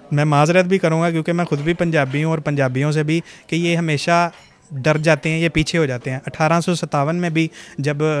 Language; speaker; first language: Urdu; non-native, local second language; Punjabi